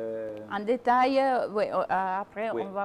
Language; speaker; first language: French; non-native, fluent; Italian